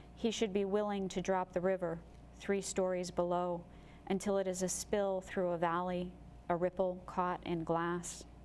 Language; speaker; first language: English; native; English